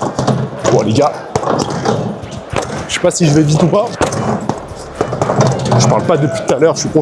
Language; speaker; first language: French; native; French